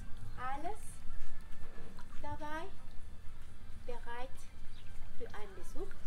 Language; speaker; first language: German; non-native, learner; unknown